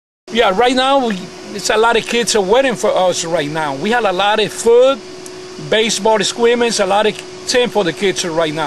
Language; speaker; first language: English; non-native, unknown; Spanish